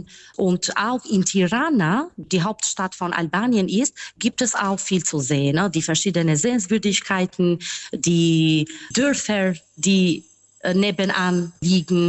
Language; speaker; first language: German; non-native, fluent; Albanian